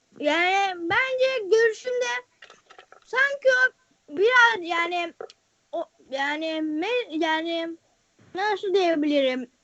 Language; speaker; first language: Turkish; early bilingual, heritage; Turkish